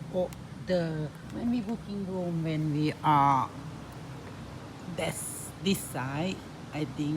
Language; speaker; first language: English; non-native, learner; Thai